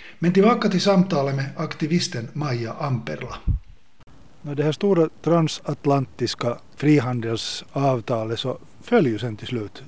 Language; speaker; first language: Swedish; native; Swedish